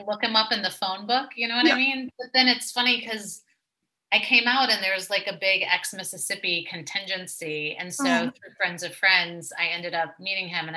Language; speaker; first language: English; native; English